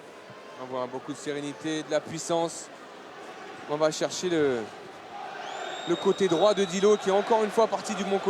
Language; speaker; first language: French; native; French